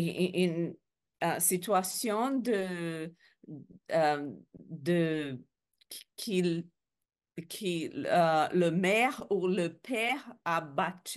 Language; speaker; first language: French; non-native, learner; Portuguese